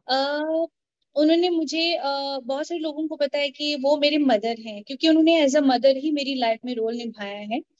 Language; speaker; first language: Hindi; native; Hindi